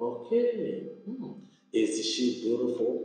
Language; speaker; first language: English; non-native, fluent; Vietnamese